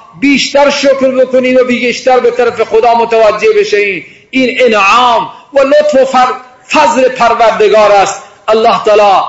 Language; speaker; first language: Persian; non-native, local second language; Baluchi